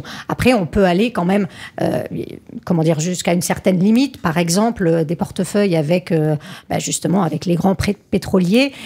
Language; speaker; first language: French; native; French